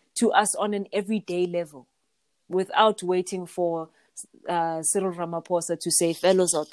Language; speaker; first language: English; non-native, local second language; Zulu